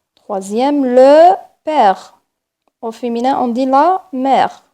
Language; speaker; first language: French; non-native, local second language; Arabic